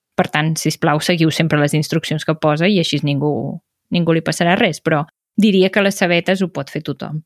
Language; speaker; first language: Catalan; native; Catalan